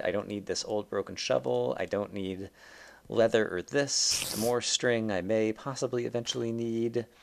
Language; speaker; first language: English; native; English